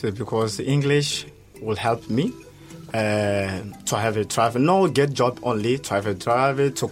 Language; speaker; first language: English; non-native, learner; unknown